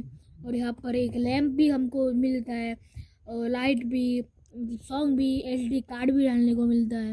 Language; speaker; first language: Hindi; native; Hindi